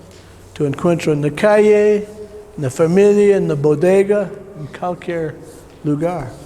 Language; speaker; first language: Spanish; non-native, learner; English